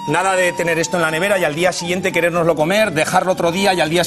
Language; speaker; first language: Spanish; native; Spanish